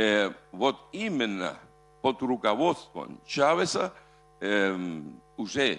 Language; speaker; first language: Russian; non-native, fluent; Spanish